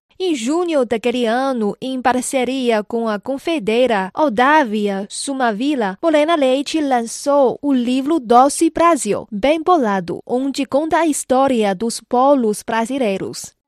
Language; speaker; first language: Portuguese; non-native, fluent; Chinese